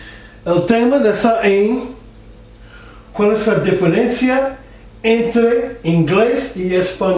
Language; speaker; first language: Spanish; non-native, learner; English